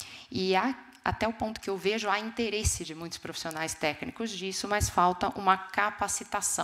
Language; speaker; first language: Portuguese; native; Portuguese